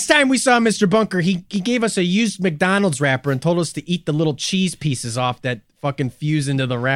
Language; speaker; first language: English; native; English